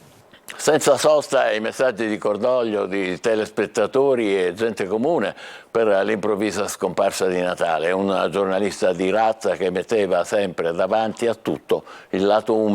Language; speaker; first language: Italian; native; Italian